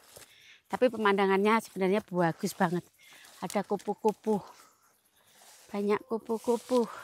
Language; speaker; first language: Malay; non-native, local second language; Javanese